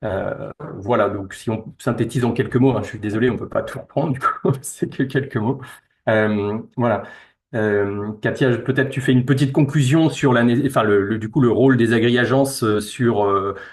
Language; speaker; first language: French; native; French